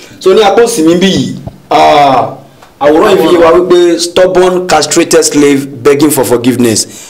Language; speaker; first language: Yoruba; non-native, local second language; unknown